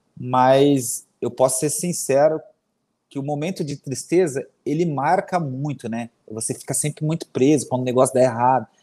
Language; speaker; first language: Portuguese; native; Portuguese